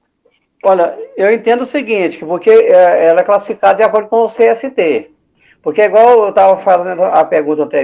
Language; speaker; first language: Portuguese; native; Portuguese